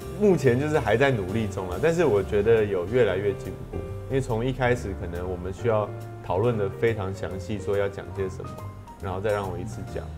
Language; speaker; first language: Chinese; native; Chinese